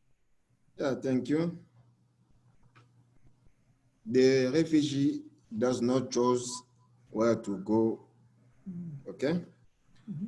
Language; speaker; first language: English; non-native, learner; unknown